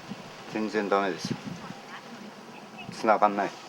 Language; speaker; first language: Japanese; native; Japanese